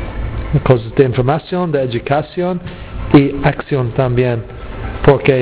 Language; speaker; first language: Spanish; non-native, learner; English